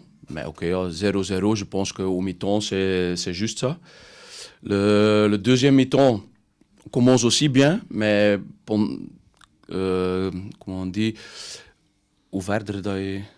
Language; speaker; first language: French; non-native, learner; Dutch